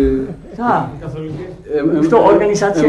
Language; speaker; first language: Russian; non-native, learner; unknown